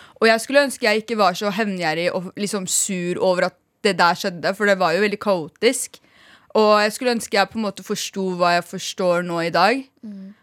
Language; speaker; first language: Norwegian; early bilingual, other home language; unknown